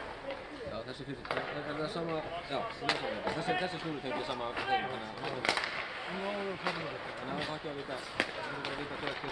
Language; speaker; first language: Icelandic; native; Icelandic